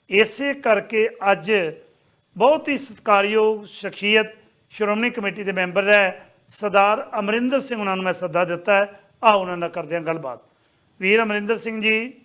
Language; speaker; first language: Punjabi; native; Punjabi